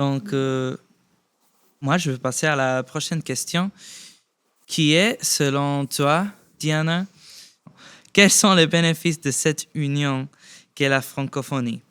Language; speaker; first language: French; non-native, fluent; Spanish